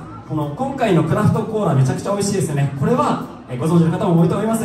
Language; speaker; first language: Japanese; native; Japanese